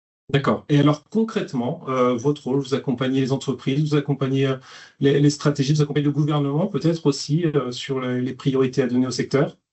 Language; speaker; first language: French; native; French